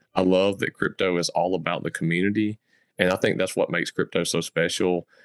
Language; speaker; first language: English; native; English